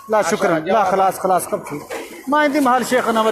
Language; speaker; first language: Arabic; non-native, learner; Urdu